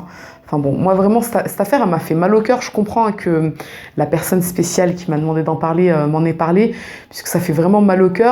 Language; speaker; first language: French; native; French